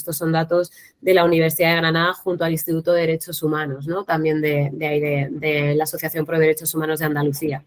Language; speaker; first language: Spanish; native; Spanish